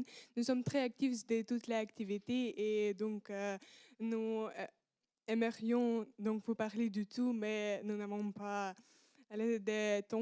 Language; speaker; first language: French; non-native, learner; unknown